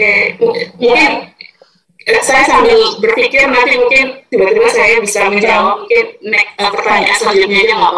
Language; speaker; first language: Indonesian; native; Indonesian